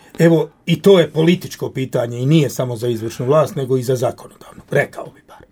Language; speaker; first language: Croatian; native; Croatian